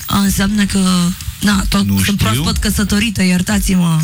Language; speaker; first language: Romanian; native; Romanian